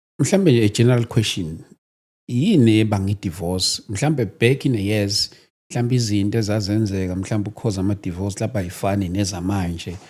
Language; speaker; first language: Zulu; native; Zulu